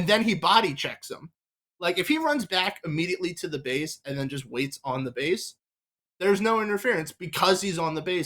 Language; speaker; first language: English; native; English